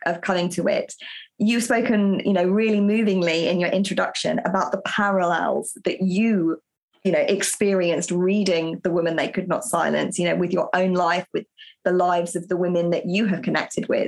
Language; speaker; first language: English; native; English